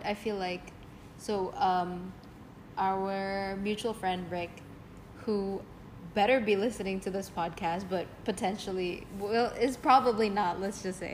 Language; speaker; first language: English; non-native, fluent; Indonesian